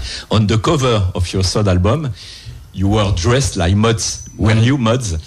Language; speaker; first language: English; non-native, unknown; French